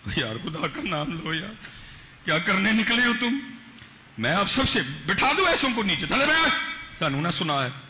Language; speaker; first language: Urdu; non-native, local second language; Punjabi